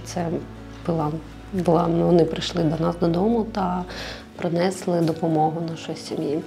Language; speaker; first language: Ukrainian; non-native, local second language; Russian